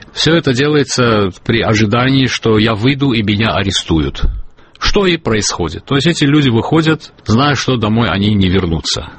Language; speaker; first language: Russian; non-native, local second language; Azerbaijani